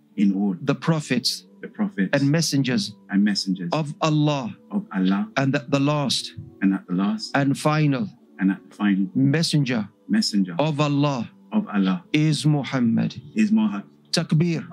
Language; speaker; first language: English; native; English